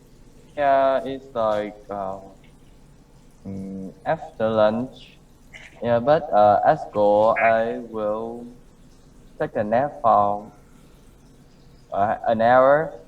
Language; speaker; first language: English; non-native, learner; Vietnamese